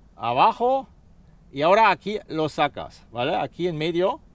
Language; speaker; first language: Spanish; non-native, fluent; German